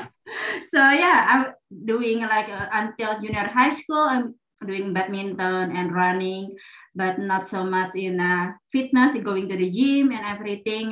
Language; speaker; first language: English; non-native, fluent; Indonesian